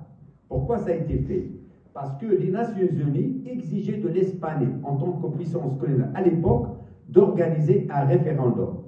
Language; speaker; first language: French; non-native, fluent; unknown